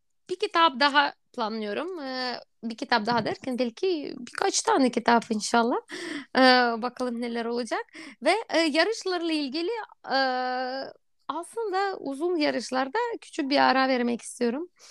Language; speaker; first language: Turkish; non-native, fluent; Russian